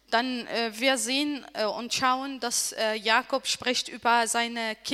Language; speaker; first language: German; non-native, learner; Arabic